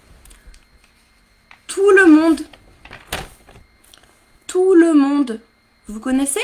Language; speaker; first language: French; native; French